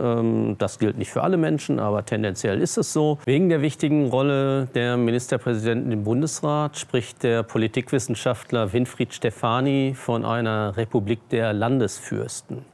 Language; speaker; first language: German; native; German